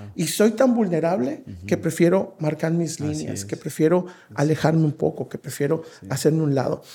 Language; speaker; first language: Spanish; native; Spanish